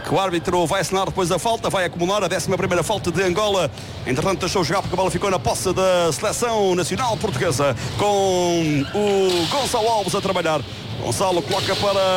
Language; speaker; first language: Portuguese; native; Portuguese